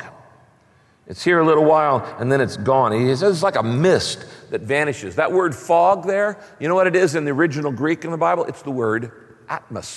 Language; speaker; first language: English; native; English